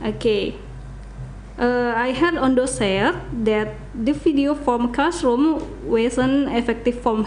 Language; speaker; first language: English; non-native, learner; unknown